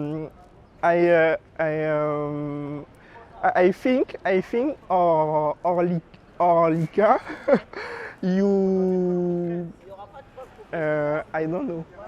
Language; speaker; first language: English; non-native, learner; French